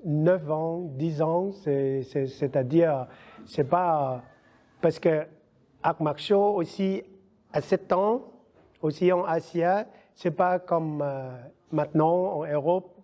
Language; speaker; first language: French; non-native, learner; Vietnamese